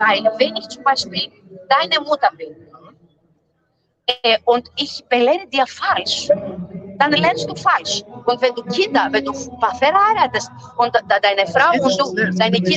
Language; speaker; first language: German; non-native, fluent; Greek